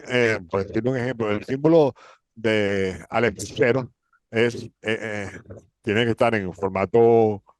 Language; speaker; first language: Spanish; native; Spanish